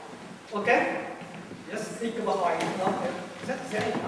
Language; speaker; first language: German; non-native, learner; Vietnamese